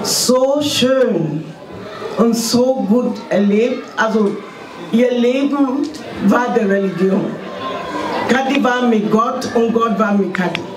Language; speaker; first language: German; non-native, fluent; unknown